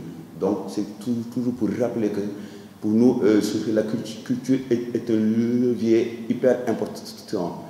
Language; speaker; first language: French; non-native, local second language; Wolof